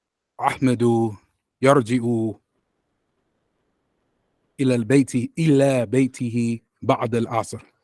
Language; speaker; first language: Arabic; non-native, learner; English